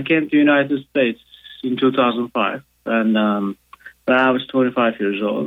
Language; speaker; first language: English; non-native, fluent; Turkish